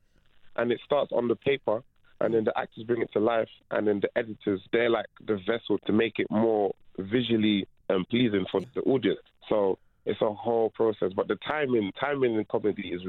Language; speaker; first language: English; non-native, local second language; French